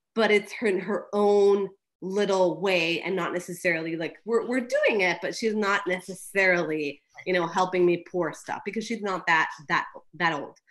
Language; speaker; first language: English; early bilingual, other home language; Spanish